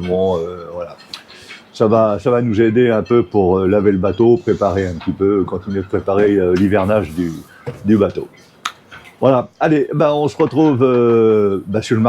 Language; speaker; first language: French; native; French